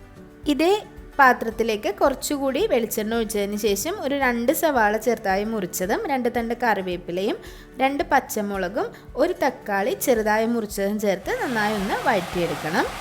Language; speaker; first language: Malayalam; native; Malayalam